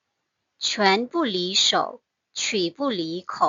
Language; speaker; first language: Chinese; non-native, fluent; Burmese